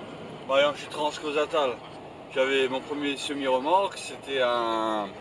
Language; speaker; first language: French; native; French